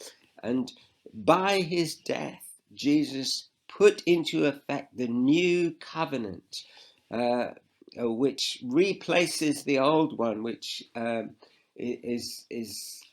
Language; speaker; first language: English; native; English